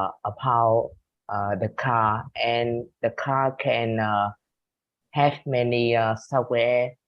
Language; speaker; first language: English; non-native, learner; Vietnamese